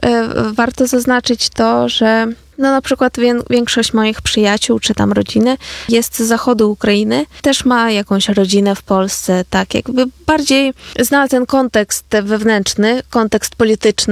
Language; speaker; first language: Polish; non-native, fluent; Ukrainian